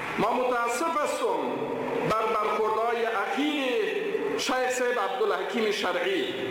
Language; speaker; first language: Persian; native; Persian